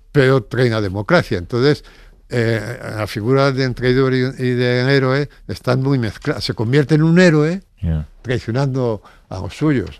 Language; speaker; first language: Spanish; native; Spanish